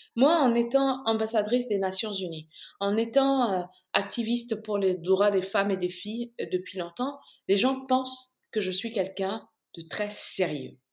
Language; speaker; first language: French; non-native, local second language; Bambara